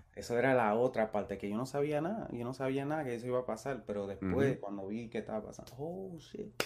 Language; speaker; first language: Spanish; early bilingual, heritage; Spanish